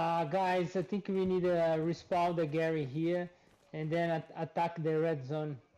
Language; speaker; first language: English; non-native, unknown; Portuguese